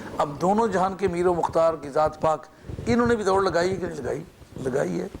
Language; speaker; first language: Urdu; non-native, local second language; Punjabi